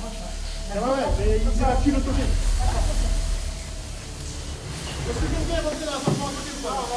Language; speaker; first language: French; native; French